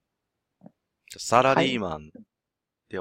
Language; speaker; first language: Japanese; non-native, learner; English